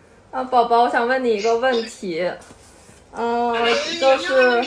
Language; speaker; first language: Chinese; non-native, learner; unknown